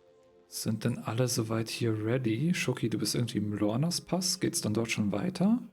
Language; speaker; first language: German; native; German